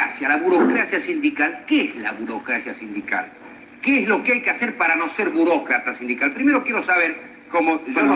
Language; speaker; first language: Spanish; native; Spanish